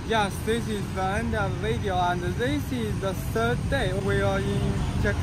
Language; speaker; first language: English; non-native, learner; Chinese